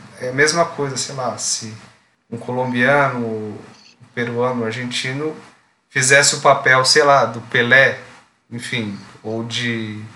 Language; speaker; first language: Portuguese; native; Portuguese